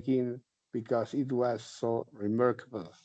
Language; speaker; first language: English; non-native, learner; Spanish